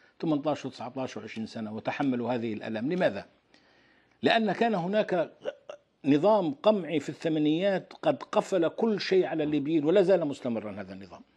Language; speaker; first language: Arabic; native; Arabic